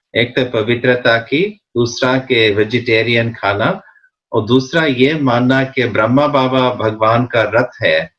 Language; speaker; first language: Hindi; native; Hindi